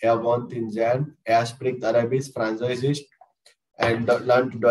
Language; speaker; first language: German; non-native, learner; Hindi